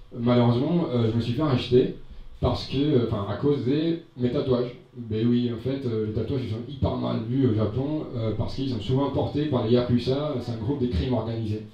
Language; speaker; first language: French; non-native, fluent; Spanish